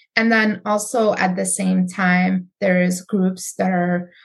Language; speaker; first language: English; non-native, fluent; Arabic